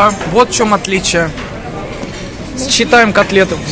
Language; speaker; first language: Russian; native; Russian